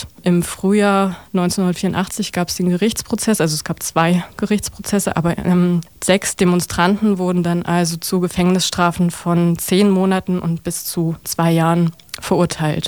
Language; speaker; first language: German; native; German